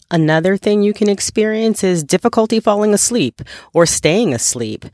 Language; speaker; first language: English; native; English